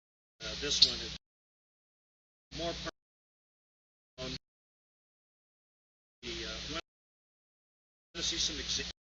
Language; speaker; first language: English; native; English